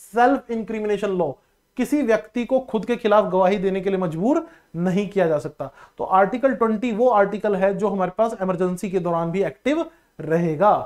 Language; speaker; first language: Hindi; non-native, local second language; Punjabi